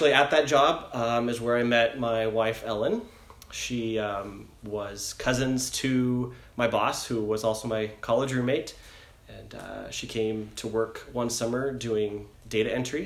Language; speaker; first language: English; native; English